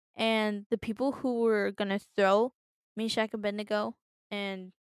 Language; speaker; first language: English; native; English